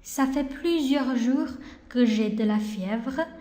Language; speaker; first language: French; non-native, fluent; Chinese